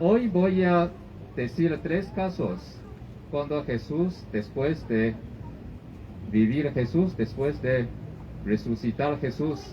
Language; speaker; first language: Spanish; non-native, learner; Chinese